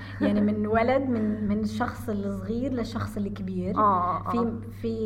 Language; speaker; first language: Arabic; native; Arabic